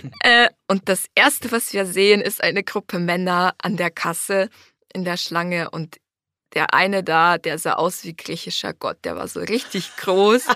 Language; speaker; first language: German; non-native, fluent; Ukrainian